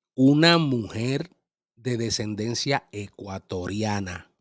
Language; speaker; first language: Spanish; early bilingual, heritage; Spanish